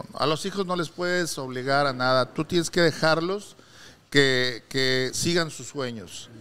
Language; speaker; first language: Spanish; native; Spanish